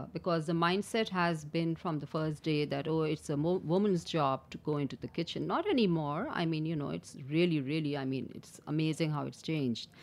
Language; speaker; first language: English; non-native, local second language; Urdu